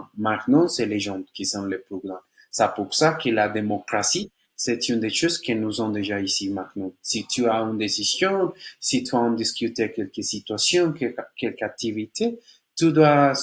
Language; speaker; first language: French; non-native, learner; Spanish